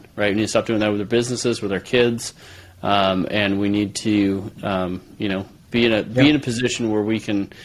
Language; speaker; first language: English; native; English